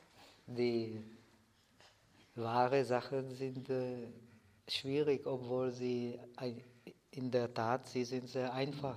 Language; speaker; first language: German; non-native, fluent; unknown